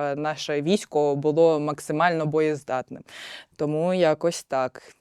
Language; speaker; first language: Ukrainian; non-native, local second language; Russian